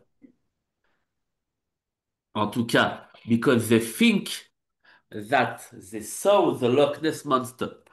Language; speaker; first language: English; non-native, learner; French